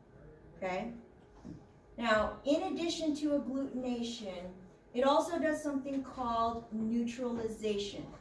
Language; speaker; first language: English; native; English